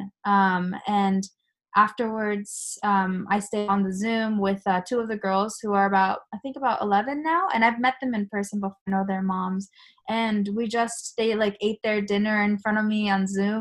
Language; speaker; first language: English; early bilingual, other home language; Japanese